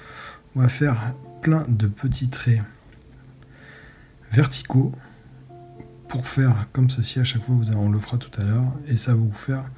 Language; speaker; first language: French; native; French